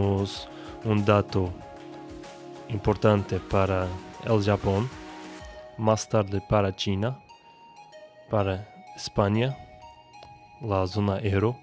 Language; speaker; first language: Spanish; non-native, learner; Portuguese